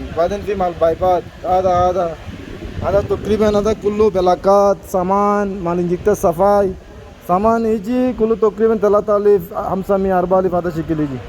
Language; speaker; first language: Arabic; non-native, learner; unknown